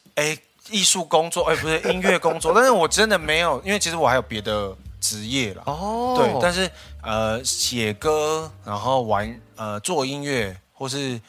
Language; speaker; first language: Chinese; non-native, local second language; Hakka Chinese